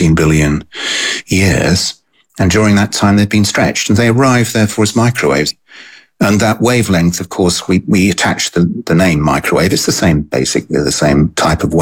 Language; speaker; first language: English; native; English